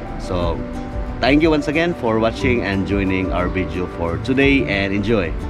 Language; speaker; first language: English; non-native, local second language; Filipino